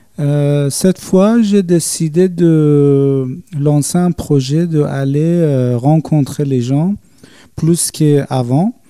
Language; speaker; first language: French; non-native, fluent; Persian